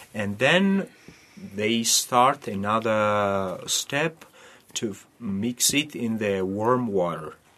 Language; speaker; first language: English; non-native, fluent; Georgian